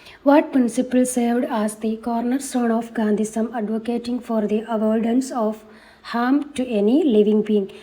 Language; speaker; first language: English; non-native, local second language; Malayalam